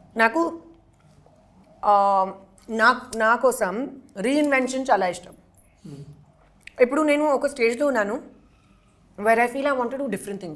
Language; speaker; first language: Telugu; non-native, local second language; Hindi